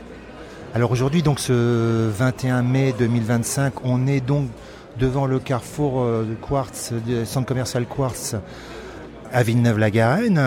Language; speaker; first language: French; native; French